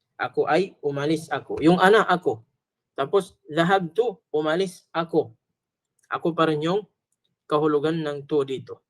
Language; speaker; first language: Filipino; native; Filipino